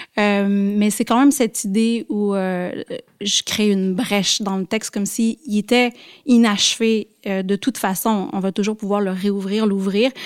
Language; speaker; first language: French; native; French